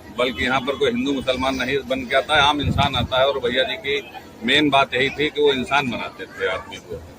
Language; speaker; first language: Hindi; native; Hindi